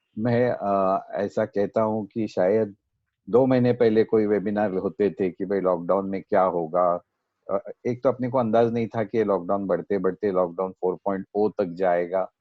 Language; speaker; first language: Hindi; non-native, local second language; Marathi